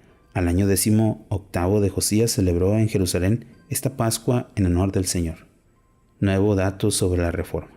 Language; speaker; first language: Spanish; native; Spanish